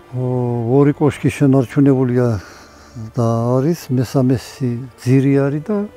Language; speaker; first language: Georgian; non-native, local second language; Svan